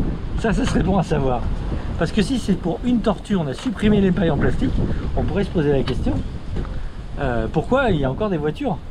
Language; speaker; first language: French; native; French